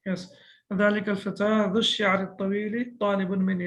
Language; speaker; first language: Arabic; non-native, fluent; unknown